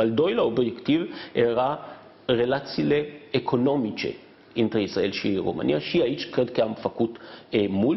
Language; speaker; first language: Romanian; non-native, fluent; Hebrew